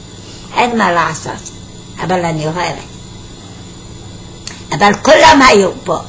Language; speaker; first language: Hebrew; non-native, fluent; Arabic